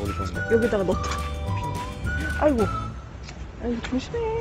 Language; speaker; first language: Korean; native; Korean